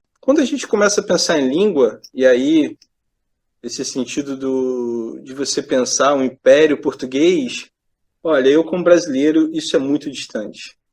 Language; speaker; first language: Portuguese; native; Portuguese